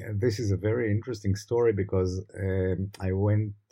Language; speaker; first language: English; non-native, fluent; Hebrew